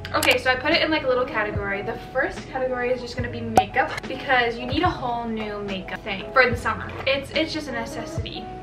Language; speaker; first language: English; native; English